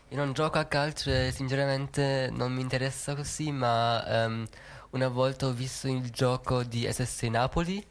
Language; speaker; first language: Italian; early bilingual, heritage; Italian